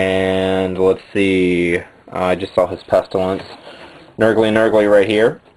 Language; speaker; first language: English; native; English